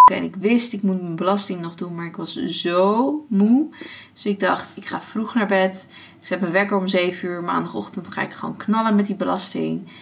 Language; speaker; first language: Dutch; early bilingual, other home language; Armenian